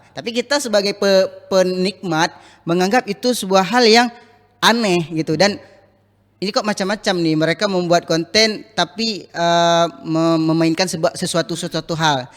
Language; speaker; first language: Indonesian; non-native, local second language; Minangkabau